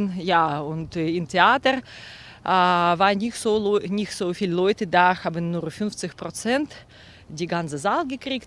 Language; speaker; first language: German; non-native, learner; Russian